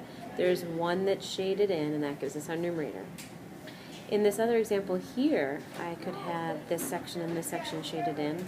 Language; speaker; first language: English; native; English